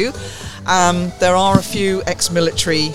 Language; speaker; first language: English; native; English